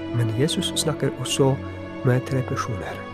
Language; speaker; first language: Norwegian; non-native, fluent; Polish